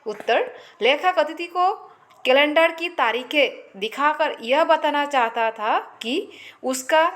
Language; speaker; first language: Hindi; non-native, local second language; Assamese